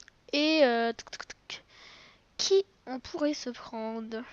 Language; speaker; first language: French; native; French